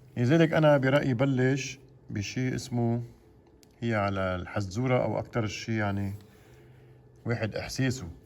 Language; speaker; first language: Arabic; native; Arabic